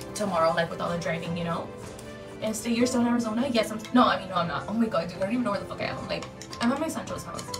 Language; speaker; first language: English; early bilingual, other home language; Spanish